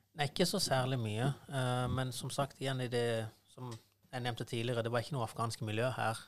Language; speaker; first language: Norwegian; non-native, fluent; Persian